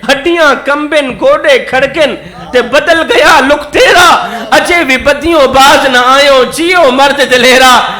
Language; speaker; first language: Urdu; non-native, local second language; Saraiki